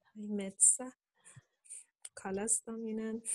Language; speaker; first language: Finnish; non-native, learner; Urdu